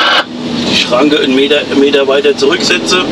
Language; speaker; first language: German; native; German